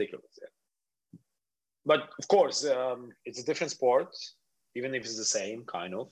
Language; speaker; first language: English; non-native, fluent; Polish